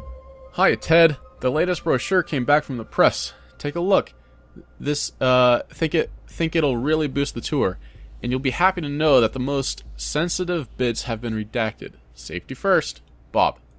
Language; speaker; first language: English; native; English